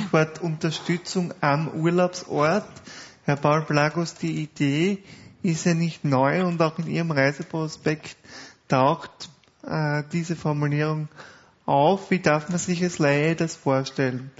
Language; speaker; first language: German; native; German